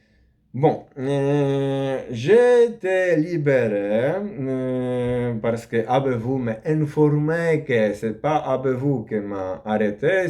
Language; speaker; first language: French; non-native, learner; Polish